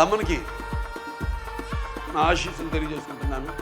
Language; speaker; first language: Telugu; native; Telugu